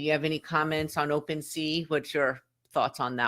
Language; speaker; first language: English; native; English